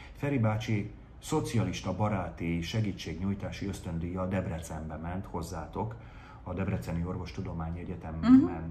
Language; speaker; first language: Hungarian; native; Hungarian